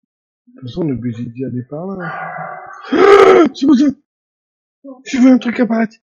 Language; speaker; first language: French; native; French